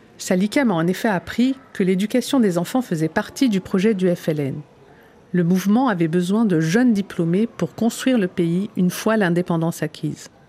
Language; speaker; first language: French; native; French